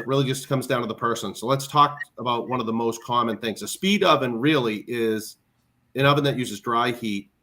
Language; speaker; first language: English; native; English